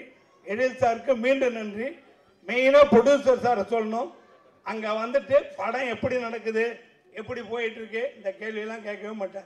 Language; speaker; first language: Tamil; native; Tamil